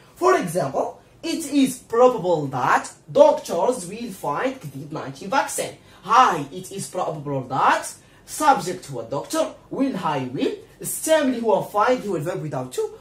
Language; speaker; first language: English; non-native, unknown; Arabic